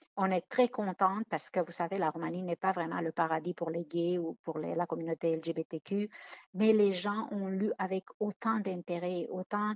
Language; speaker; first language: French; non-native, fluent; Romanian